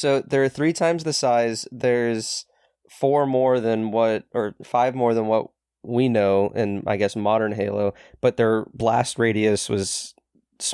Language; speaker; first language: English; native; English